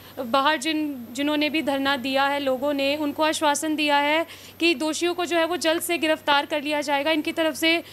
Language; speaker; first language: Hindi; non-native, local second language; Punjabi